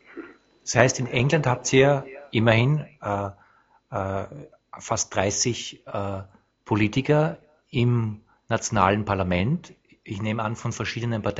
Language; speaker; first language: German; native; German